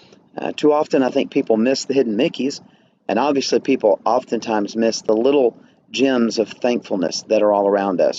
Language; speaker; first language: English; native; English